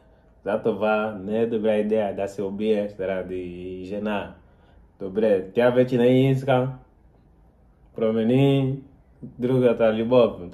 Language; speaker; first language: Bulgarian; non-native, learner; Portuguese